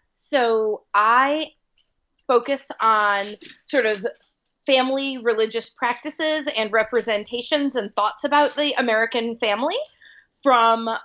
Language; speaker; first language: English; early bilingual, other home language; Hindi